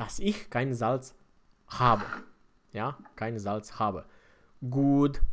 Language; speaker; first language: German; non-native, fluent; Romanian